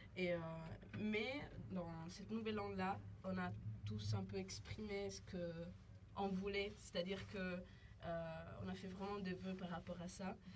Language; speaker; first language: French; non-native, fluent; Italian